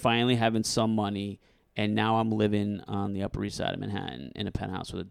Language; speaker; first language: English; native; English